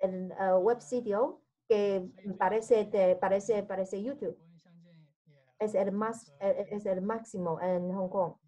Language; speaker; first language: Spanish; non-native, learner; Chinese